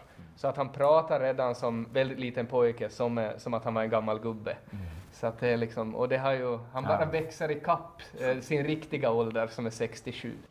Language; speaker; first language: Swedish; native; Swedish